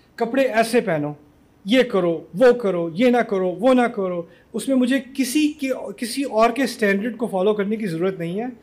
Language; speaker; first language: Urdu; native; Urdu